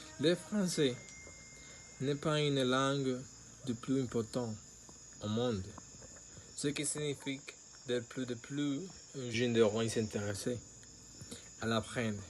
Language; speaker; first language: French; non-native, learner; Spanish